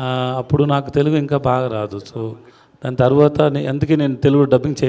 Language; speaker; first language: Telugu; non-native, learner; Tamil